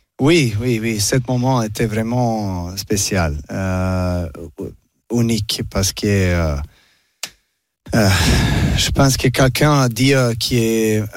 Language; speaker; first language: French; non-native, learner; Serbian